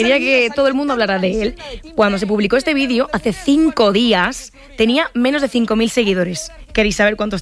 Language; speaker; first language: Spanish; native; Spanish